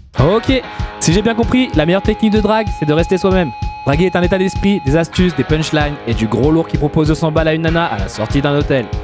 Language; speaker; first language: French; native; French